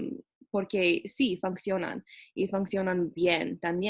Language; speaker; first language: Spanish; non-native, fluent; English